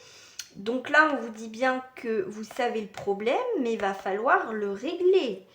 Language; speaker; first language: French; native; French